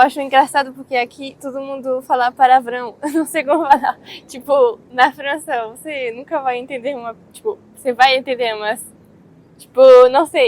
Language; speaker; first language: Portuguese; non-native, fluent; French